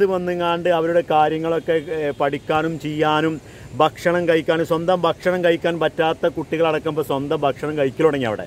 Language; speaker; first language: Malayalam; native; Malayalam